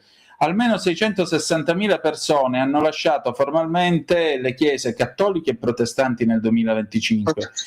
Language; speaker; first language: Italian; native; Italian